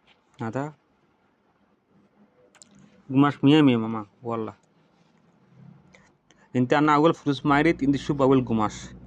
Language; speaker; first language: Arabic; non-native, learner; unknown